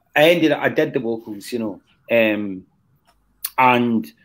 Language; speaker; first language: English; native; English